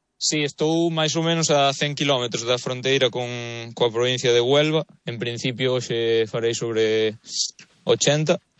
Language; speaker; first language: Galician; native; Galician